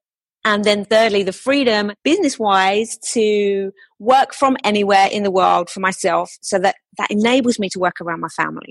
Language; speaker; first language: English; native; English